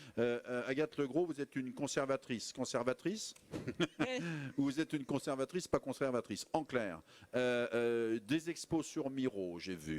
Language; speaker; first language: French; native; French